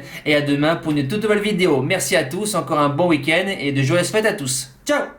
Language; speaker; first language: French; native; French